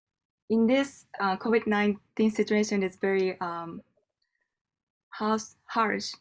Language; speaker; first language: English; non-native, learner; Japanese